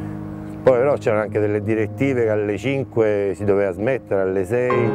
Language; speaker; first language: Italian; native; Italian